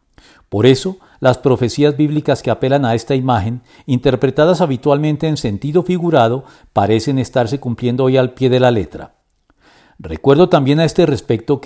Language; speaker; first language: Spanish; native; Spanish